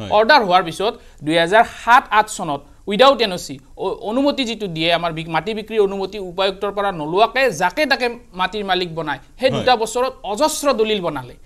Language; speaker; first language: Assamese; native; Assamese